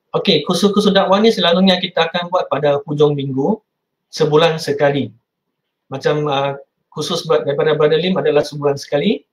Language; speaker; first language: Malay; non-native, local second language; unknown